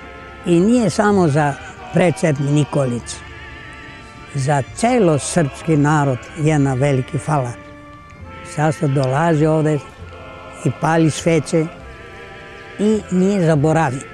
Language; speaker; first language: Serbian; non-native, local second language; Greek